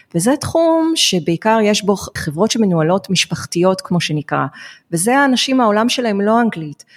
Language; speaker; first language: Hebrew; non-native, fluent; English